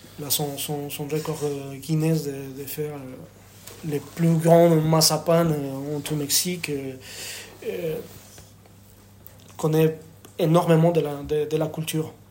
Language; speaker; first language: French; non-native, fluent; Spanish